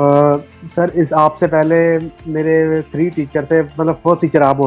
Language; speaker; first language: Hindi; native; Hindi